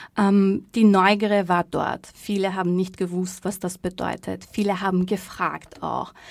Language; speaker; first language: German; non-native, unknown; Persian